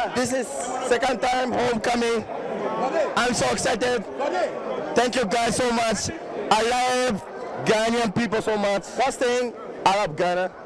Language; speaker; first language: English; non-native, learner; Japanese